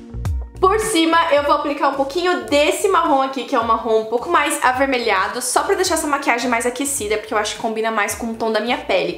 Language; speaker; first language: Portuguese; native; Portuguese